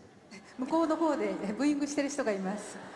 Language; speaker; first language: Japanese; non-native, fluent; Khmer